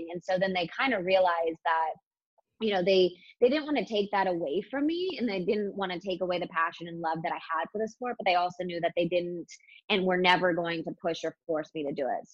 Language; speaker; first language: English; native; English